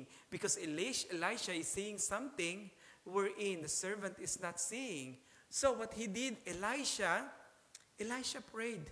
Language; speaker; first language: English; non-native, local second language; Filipino